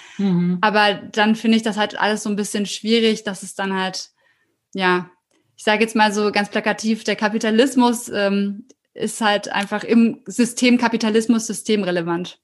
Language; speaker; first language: German; native; German